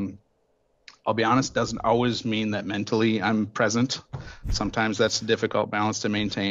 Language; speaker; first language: English; native; English